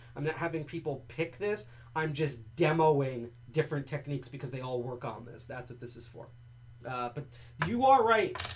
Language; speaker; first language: English; native; English